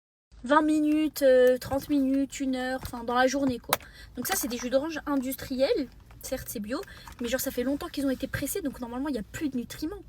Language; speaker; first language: French; native; French